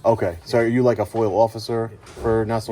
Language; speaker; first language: English; native; English